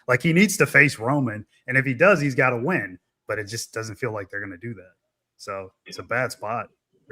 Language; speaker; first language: English; native; English